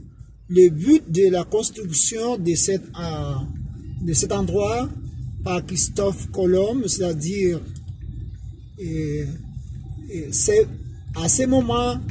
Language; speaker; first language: French; non-native, fluent; Spanish